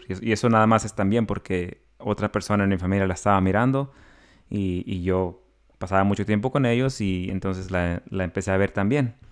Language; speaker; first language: Spanish; early bilingual, other home language; English